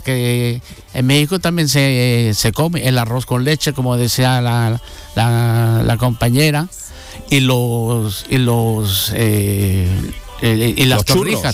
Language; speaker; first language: Spanish; native; Spanish